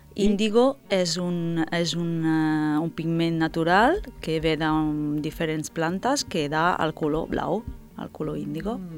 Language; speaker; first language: Catalan; non-native, fluent; Italian